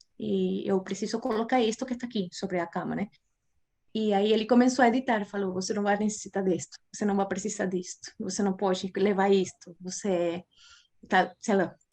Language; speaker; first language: Portuguese; non-native, fluent; Spanish